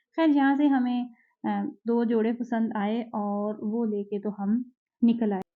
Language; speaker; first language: Urdu; native; Urdu